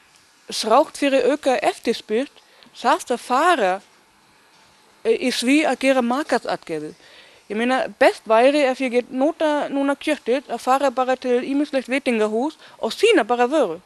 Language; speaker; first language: Icelandic; non-native, learner; Danish